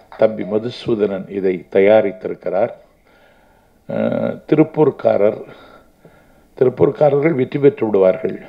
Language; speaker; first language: Tamil; native; Tamil